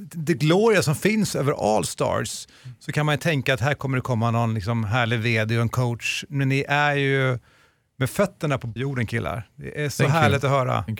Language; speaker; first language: Swedish; non-native, fluent; Greek